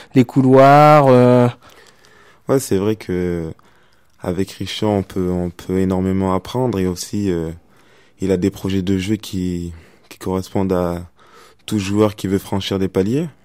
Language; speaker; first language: French; native; French